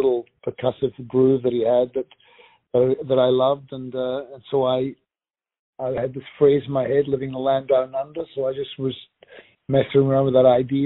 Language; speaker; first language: English; native; English